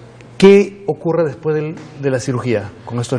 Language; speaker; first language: Spanish; native; Spanish